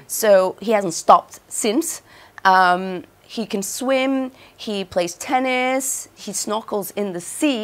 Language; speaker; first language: English; non-native, fluent; Thai